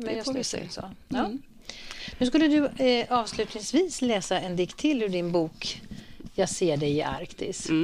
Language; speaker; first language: Swedish; native; Swedish